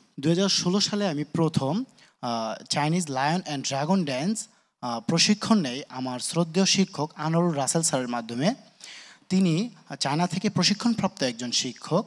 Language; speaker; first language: Bangla; native; Bangla